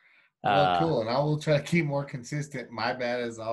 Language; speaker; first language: English; native; English